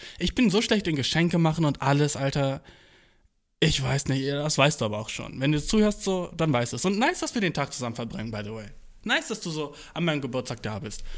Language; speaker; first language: German; early bilingual, other home language; Turkish